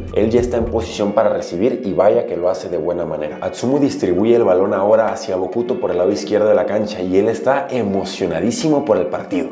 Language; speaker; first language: Spanish; native; Spanish